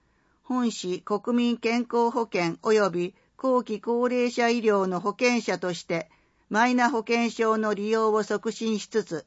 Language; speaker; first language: Japanese; native; Japanese